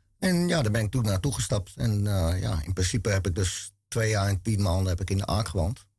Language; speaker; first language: Dutch; native; Dutch